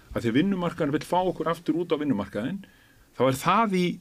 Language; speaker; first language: Icelandic; native; Icelandic